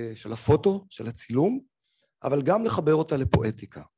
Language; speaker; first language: Hebrew; early bilingual, other home language; Arabic